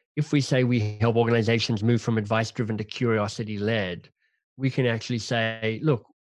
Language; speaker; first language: English; native; English